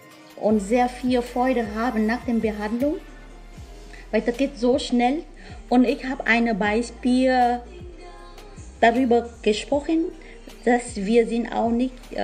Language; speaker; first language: German; non-native, learner; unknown